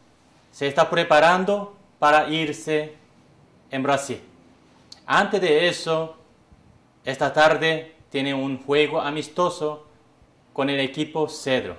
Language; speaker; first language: Spanish; non-native, learner; Korean